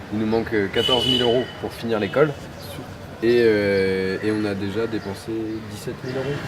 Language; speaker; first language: French; native; French